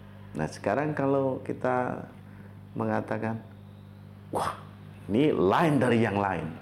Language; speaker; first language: Indonesian; native; Indonesian